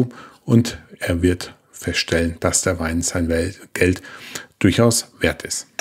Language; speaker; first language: German; native; German